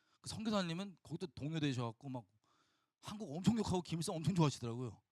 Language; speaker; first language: Korean; native; Korean